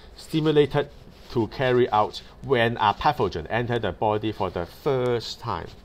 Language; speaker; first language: English; non-native, local second language; Cantonese